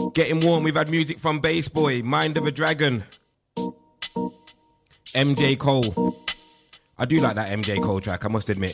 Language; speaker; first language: English; native; English